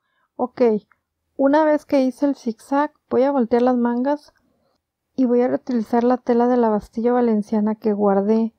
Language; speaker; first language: Spanish; native; Spanish